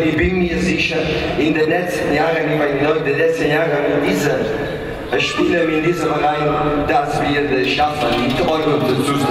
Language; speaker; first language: German; non-native, learner; Catalan